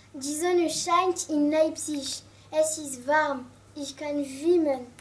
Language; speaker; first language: German; non-native, learner; French